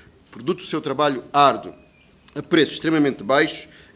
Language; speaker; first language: Portuguese; native; Portuguese